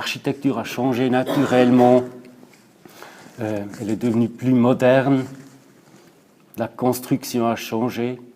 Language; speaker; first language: French; non-native, local second language; German